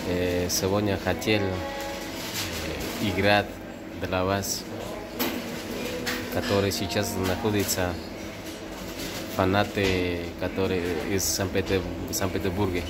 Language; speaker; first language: Russian; non-native, learner; Spanish